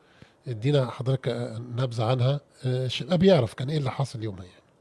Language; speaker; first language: Arabic; native; Arabic